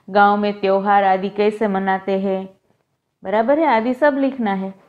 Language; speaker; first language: Hindi; non-native, local second language; Gujarati